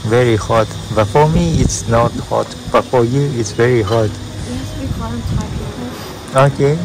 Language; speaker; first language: English; non-native, learner; Japanese